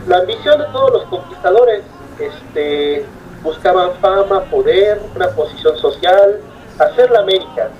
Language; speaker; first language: Spanish; native; Spanish